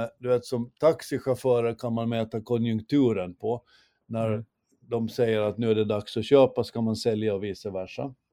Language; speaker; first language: Swedish; native; Swedish